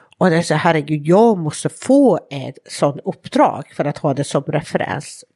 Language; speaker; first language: Swedish; non-native, fluent; Persian